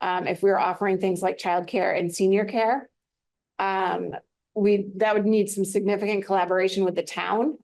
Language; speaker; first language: English; native; English